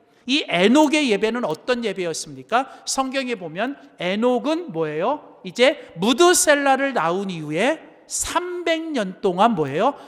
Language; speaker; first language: Korean; native; Korean